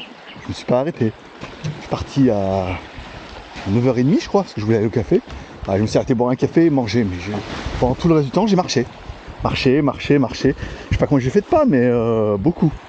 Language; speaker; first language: French; native; French